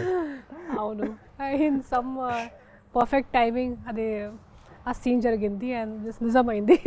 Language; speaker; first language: Telugu; non-native, local second language; Hindi